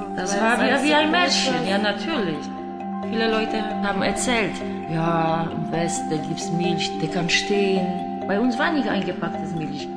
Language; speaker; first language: German; non-native, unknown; Polish